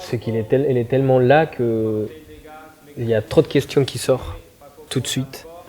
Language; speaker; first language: French; non-native, fluent; Spanish